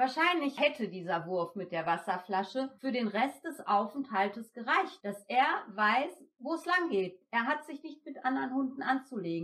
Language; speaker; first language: German; native; German